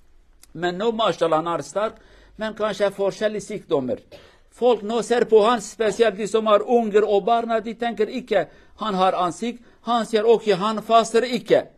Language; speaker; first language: Norwegian; non-native, learner; Kurdish